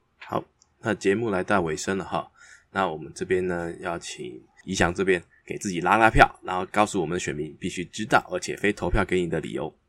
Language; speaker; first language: Chinese; native; Chinese